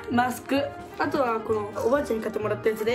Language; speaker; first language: Japanese; native; Japanese